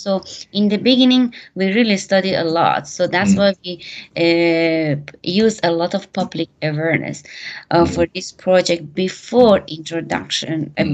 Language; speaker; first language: English; non-native, fluent; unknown